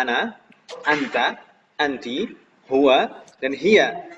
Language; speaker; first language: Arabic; non-native, fluent; Indonesian